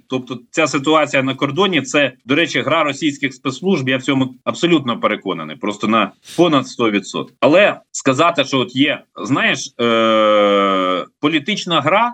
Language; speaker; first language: Ukrainian; native; Ukrainian